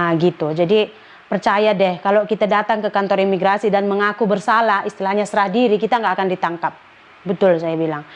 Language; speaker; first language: Indonesian; native; Indonesian